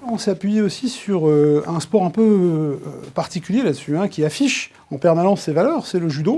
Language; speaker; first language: French; native; French